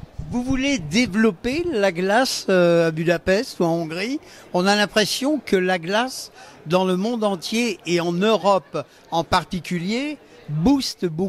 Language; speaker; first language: French; native; French